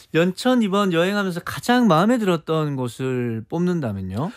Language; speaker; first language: Korean; native; Korean